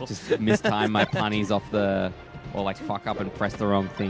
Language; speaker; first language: English; native; English